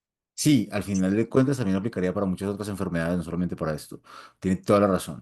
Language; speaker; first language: Spanish; native; Spanish